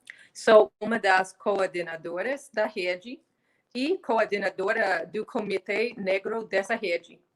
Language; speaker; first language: Portuguese; non-native, fluent; English